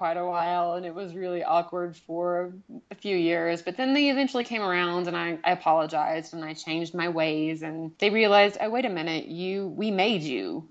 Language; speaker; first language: English; native; English